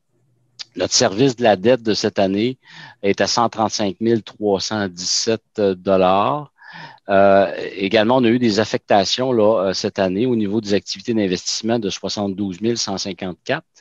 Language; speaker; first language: French; native; French